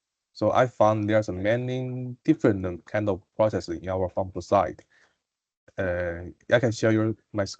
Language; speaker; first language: English; non-native, learner; Chinese